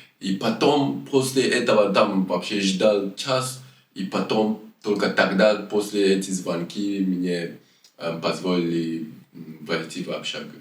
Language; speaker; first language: Russian; non-native, fluent; French